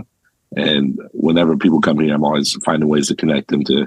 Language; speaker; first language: English; native; English